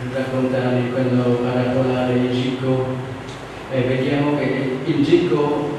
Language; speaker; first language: Italian; non-native, learner; Vietnamese